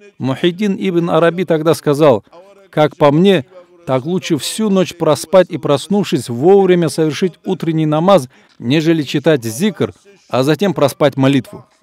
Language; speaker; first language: Russian; non-native, local second language; Avaric